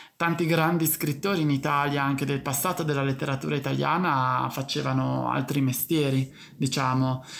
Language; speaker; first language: Italian; native; Italian